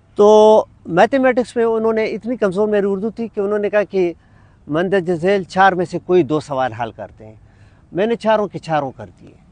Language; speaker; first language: Urdu; non-native, local second language; Pashto